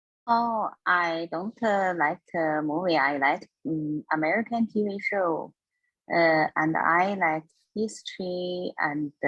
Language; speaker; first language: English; non-native, learner; Chinese